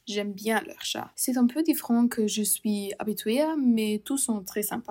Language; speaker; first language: French; non-native, learner; German